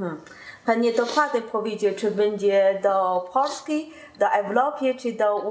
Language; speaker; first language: Polish; non-native, learner; Chinese